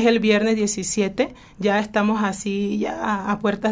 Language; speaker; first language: Spanish; native; Spanish